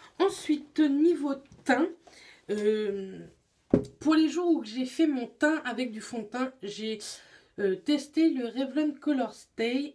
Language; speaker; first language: French; native; French